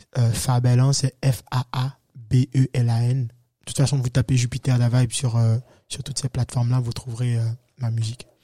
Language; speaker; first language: French; native; French